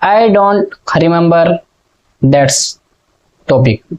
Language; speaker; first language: English; non-native, learner; Hindi